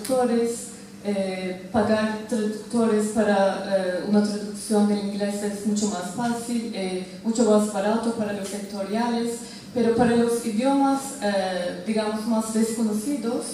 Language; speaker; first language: Spanish; non-native, fluent; Turkish